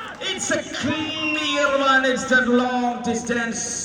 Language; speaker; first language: English; non-native, local second language; Malayalam